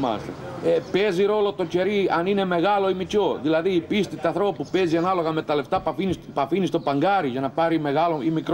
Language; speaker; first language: Greek; native; Greek